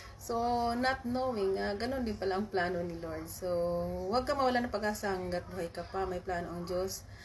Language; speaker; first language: Filipino; non-native, local second language; Cebuano